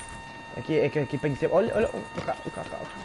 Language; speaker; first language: Portuguese; native; Portuguese